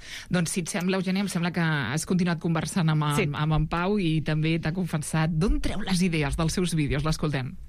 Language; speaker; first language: Catalan; native; Catalan